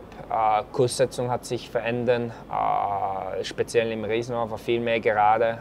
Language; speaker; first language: German; non-native, fluent; Norwegian